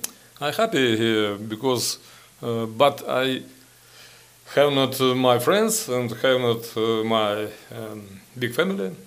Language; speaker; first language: English; non-native, learner; Ukrainian